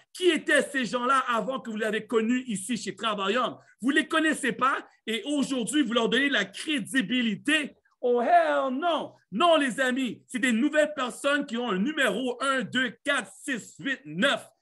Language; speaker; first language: French; native; French